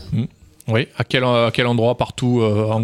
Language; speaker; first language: French; native; French